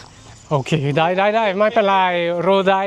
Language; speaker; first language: Thai; non-native, learner; French